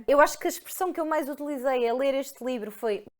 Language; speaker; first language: Portuguese; native; Portuguese